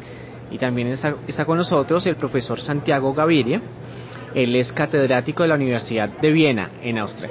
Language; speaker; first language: Spanish; native; Spanish